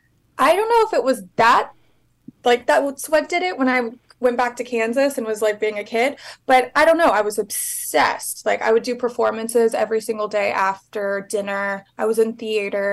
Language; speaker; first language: English; native; English